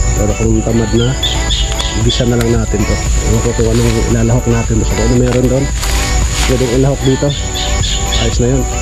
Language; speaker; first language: Filipino; non-native, local second language; Cebuano